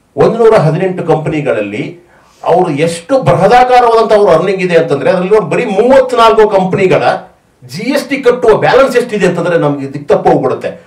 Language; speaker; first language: Kannada; native; Kannada